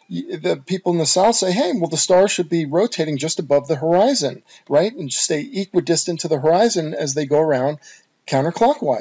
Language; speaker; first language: English; native; English